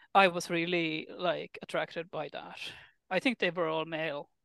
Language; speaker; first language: English; non-native, fluent; Finnish